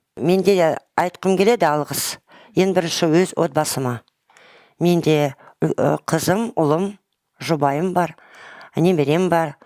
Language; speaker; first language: Kazakh; non-native, local second language; Russian